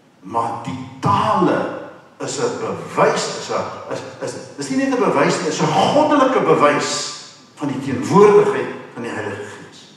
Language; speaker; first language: Afrikaans; non-native, local second language; English